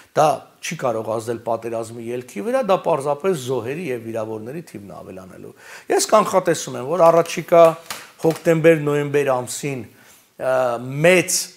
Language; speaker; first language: Armenian; native; Armenian